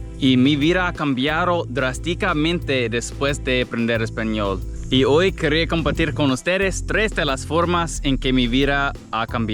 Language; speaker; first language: Spanish; non-native, fluent; English